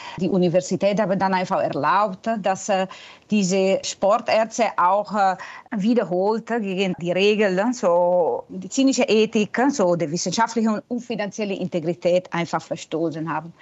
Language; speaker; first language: German; non-native, fluent; Italian